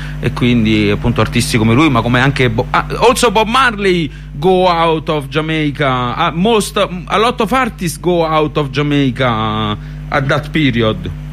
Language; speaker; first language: Italian; native; Italian